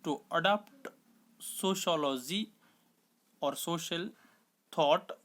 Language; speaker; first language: English; non-native, local second language; Kannada